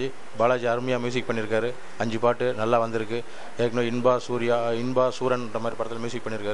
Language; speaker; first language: Tamil; native; Tamil